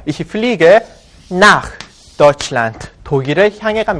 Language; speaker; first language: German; non-native, fluent; Korean